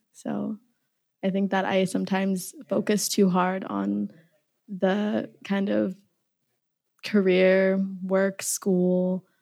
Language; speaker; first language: English; early bilingual, other home language; Somali